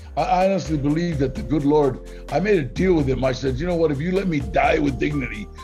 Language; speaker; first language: English; native; English